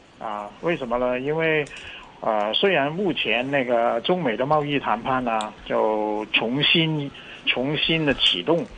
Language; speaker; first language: Chinese; non-native, local second language; Cantonese